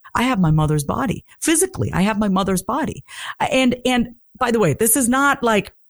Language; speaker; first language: English; native; English